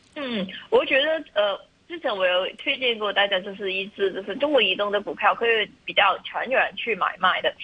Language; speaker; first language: Chinese; non-native, local second language; Cantonese